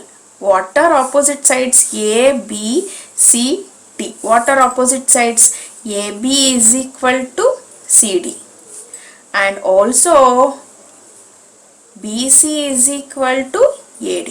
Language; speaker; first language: English; non-native, local second language; Telugu